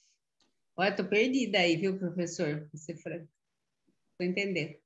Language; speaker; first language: Spanish; non-native, learner; Portuguese